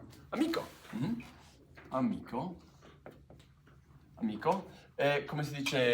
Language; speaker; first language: Italian; non-native, fluent; English